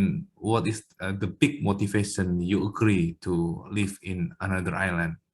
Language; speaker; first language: English; non-native, learner; Indonesian